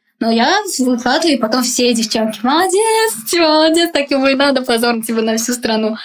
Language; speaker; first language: Russian; non-native, local second language; Tajik